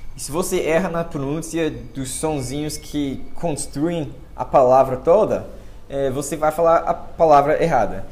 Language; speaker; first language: Portuguese; non-native, fluent; English